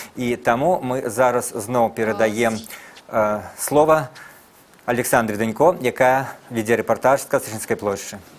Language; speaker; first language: Belarusian; native; Belarusian